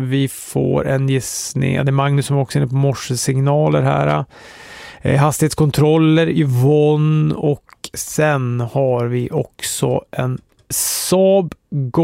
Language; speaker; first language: Swedish; native; Swedish